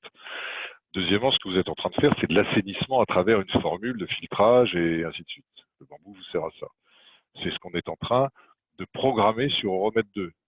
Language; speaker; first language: French; native; French